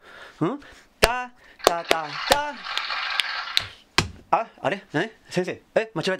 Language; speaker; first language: Japanese; non-native, fluent; Spanish